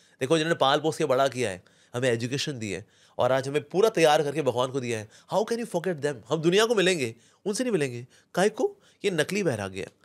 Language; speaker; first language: Hindi; native; Hindi